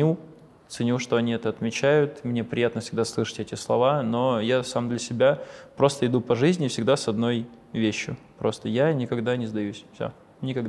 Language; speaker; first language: Russian; native; Russian